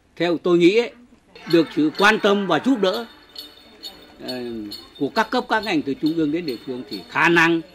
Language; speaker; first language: Vietnamese; non-native, local second language; Tày